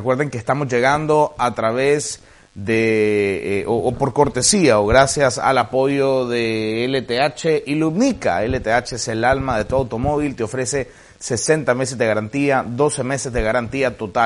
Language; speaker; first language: Spanish; native; Spanish